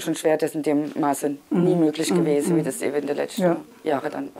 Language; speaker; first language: German; native; German